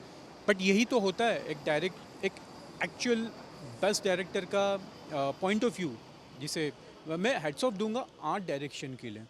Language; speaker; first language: Hindi; native; Hindi